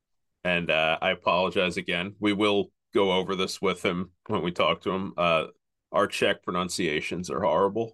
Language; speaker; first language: English; native; English